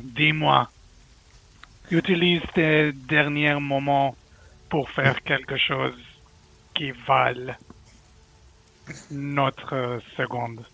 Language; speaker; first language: French; non-native, learner; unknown